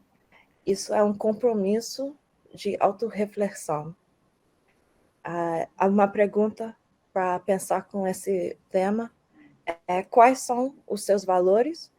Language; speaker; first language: Portuguese; early bilingual, heritage; Portuguese